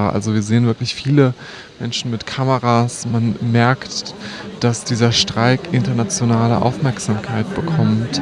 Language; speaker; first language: German; native; German